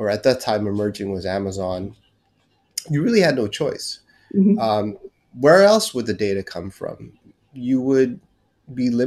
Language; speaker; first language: English; non-native, local second language; Korean